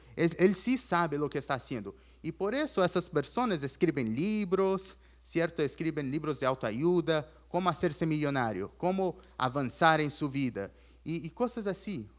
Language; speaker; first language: Spanish; early bilingual, other home language; Portuguese